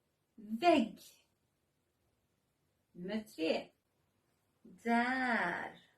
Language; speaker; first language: Swedish; non-native, fluent; Serbian